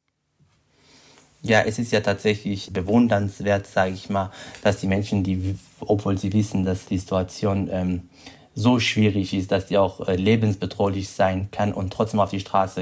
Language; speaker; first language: German; non-native, fluent; Kurdish